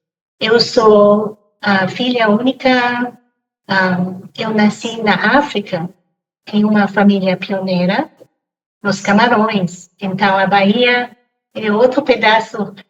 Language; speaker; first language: Portuguese; non-native, fluent; English